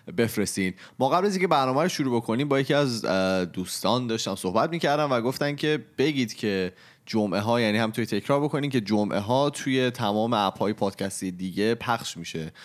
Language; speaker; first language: Persian; native; Persian